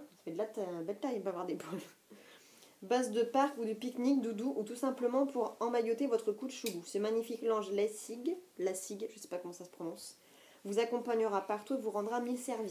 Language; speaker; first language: French; native; French